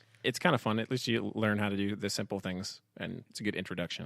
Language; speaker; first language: English; native; English